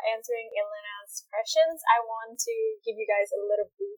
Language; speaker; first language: English; non-native, fluent; Vietnamese